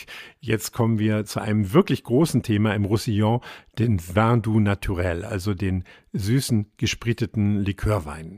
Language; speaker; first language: German; native; German